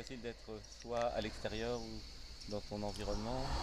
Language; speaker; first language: French; native; French